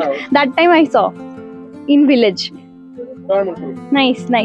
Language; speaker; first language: English; non-native, local second language; Bangla